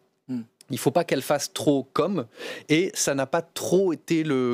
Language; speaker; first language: French; native; French